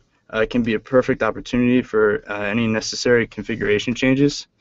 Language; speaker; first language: English; native; English